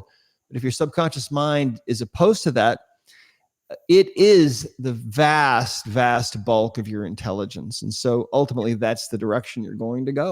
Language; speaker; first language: English; native; English